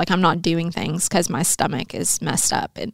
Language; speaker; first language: English; native; English